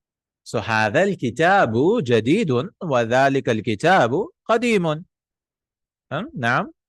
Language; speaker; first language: Arabic; non-native, fluent; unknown